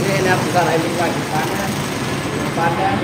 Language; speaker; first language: English; non-native, learner; Vietnamese